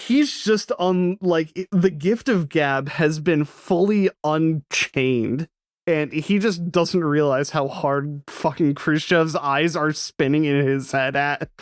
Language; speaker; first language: English; native; English